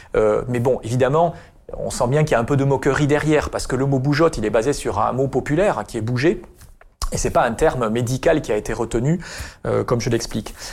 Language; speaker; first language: French; native; French